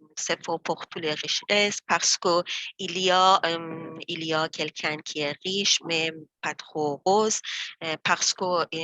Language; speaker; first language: French; non-native, learner; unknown